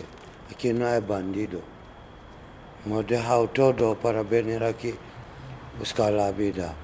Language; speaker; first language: Spanish; non-native, learner; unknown